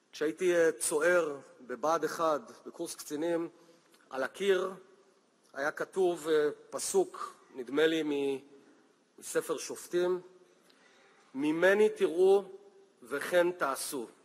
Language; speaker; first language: Hebrew; native; Hebrew